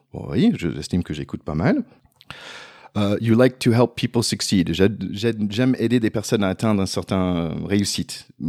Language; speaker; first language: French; non-native, fluent; English